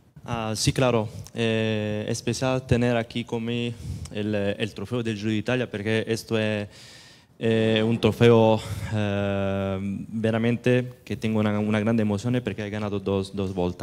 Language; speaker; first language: Spanish; non-native, fluent; Italian